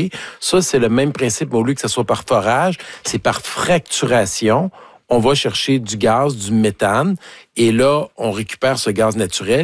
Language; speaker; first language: French; native; French